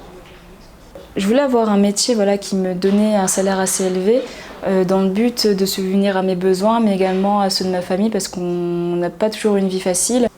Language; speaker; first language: French; native; French